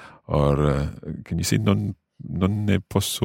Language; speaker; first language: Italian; non-native, fluent; English